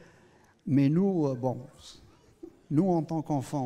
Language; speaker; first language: French; non-native, local second language; Kabyle